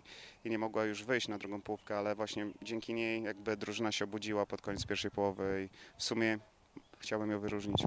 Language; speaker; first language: Polish; native; Polish